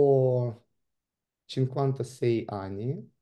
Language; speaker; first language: Italian; non-native, learner; Russian